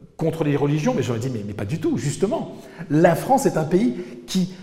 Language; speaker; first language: French; native; French